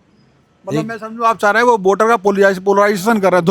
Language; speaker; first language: Hindi; native; Hindi